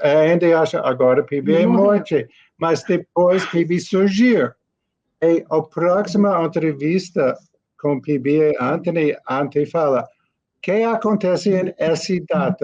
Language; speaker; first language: Portuguese; non-native, learner; English